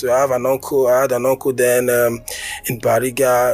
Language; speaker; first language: English; non-native, local second language; Yoruba